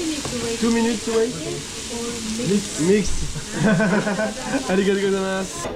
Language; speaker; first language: English; non-native, learner; French